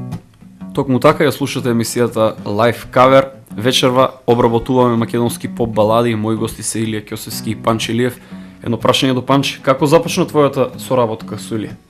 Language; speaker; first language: Macedonian; native; Macedonian